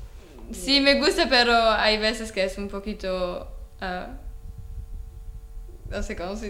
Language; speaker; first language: Spanish; non-native, learner; German